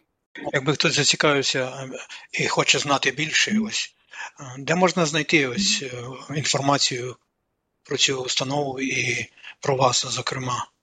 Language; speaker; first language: Ukrainian; native; Ukrainian